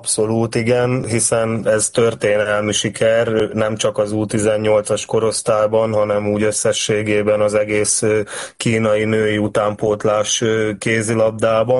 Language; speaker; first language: Hungarian; native; Hungarian